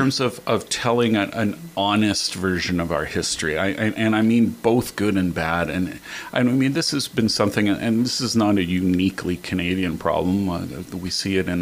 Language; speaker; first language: English; native; English